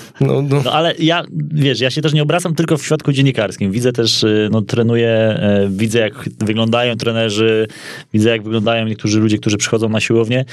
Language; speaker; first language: Polish; native; Polish